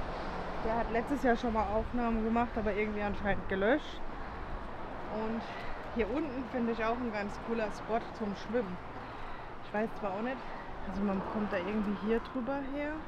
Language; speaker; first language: German; native; German